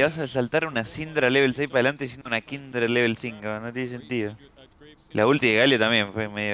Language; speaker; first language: Spanish; native; Spanish